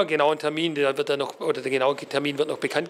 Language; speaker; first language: German; native; German